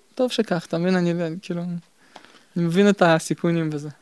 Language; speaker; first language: Hebrew; early bilingual, other home language; Russian